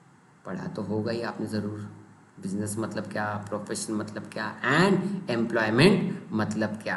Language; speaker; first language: Hindi; non-native, local second language; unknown